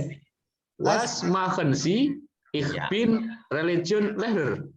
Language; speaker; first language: German; non-native, learner; Indonesian